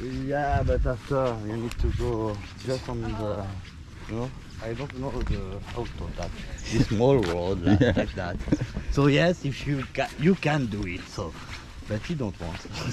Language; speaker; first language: English; non-native, learner; French